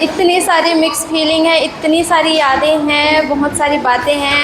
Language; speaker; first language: Hindi; native; Hindi